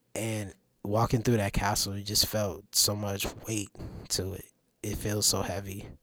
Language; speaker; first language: English; native; English